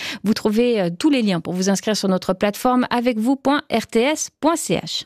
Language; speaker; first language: French; native; French